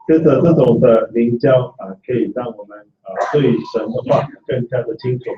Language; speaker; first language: Chinese; native; Chinese